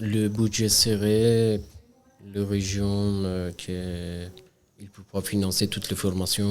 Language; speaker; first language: French; non-native, learner; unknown